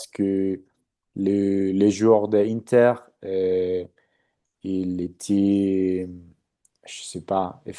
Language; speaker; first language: French; non-native, learner; Spanish